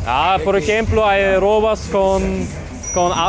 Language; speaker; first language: Spanish; non-native, learner; German